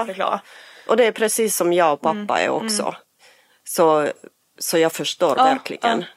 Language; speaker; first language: Swedish; non-native, fluent; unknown